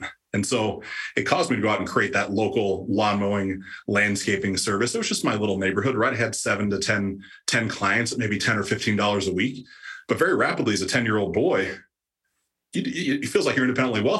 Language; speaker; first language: English; native; English